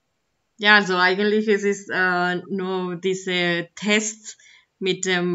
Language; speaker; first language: German; non-native, learner; Spanish